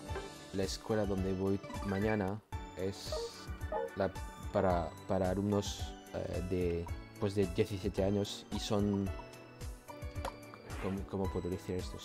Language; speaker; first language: Spanish; non-native, learner; French